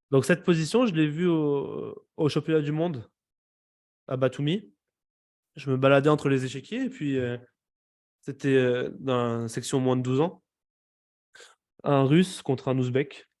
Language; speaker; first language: French; native; French